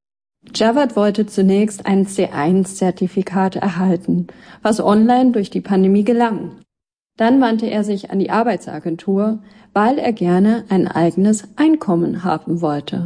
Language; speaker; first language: German; native; German